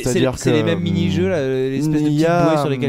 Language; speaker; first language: French; native; French